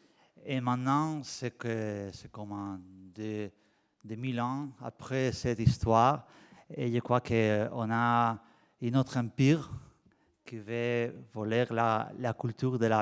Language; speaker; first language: French; non-native, learner; Spanish